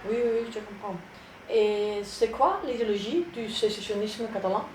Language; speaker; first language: French; non-native, learner; Danish